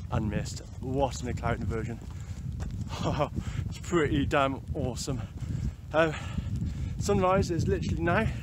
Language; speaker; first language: English; native; English